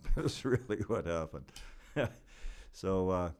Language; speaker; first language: English; non-native, fluent; Ukrainian